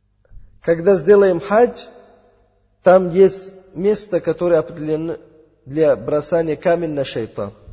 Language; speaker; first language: Russian; non-native, learner; Uzbek